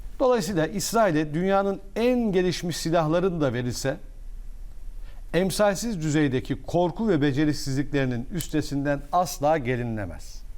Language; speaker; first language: Turkish; native; Turkish